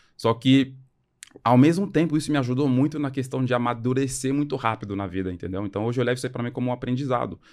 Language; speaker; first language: Portuguese; early bilingual, other home language; French